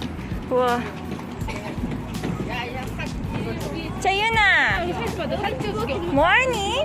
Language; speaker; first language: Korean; non-native, learner; Filipino